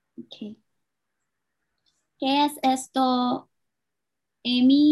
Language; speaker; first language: Spanish; non-native, learner; English